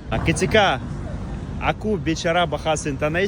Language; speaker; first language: Indonesian; non-native, learner; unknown